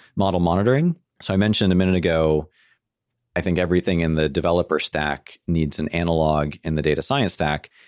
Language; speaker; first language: English; native; English